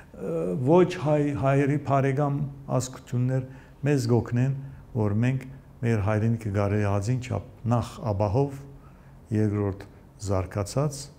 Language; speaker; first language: Armenian; early bilingual, heritage; Armenian